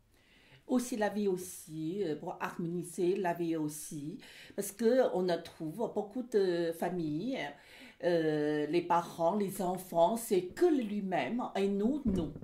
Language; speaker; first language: French; non-native, learner; Chinese